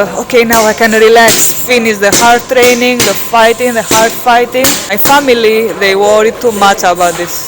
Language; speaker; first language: English; non-native, fluent; Greek